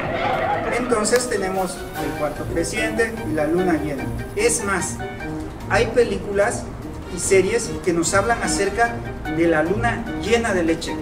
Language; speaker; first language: Spanish; native; Spanish